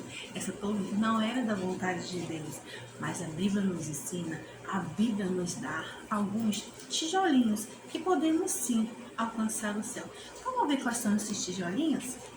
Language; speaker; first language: Portuguese; native; Portuguese